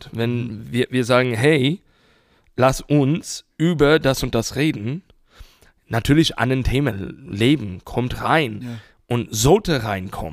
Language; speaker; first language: German; non-native, fluent; English